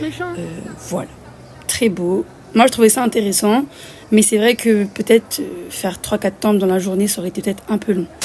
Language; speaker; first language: French; native; French